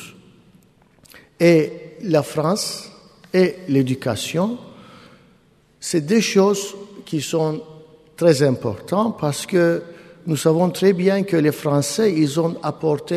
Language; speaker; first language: French; non-native, fluent; Turkish